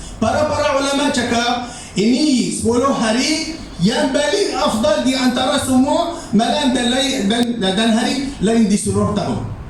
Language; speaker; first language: Malay; non-native, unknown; Arabic